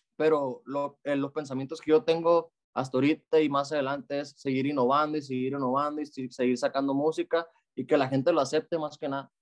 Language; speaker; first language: Spanish; native; Spanish